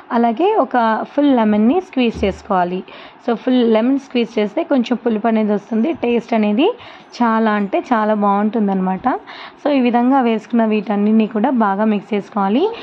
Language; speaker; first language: Telugu; non-native, local second language; Urdu